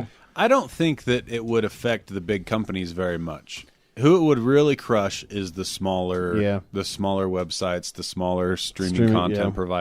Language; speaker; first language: English; native; English